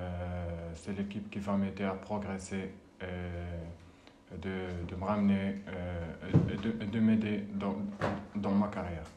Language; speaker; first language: French; non-native, learner; Arabic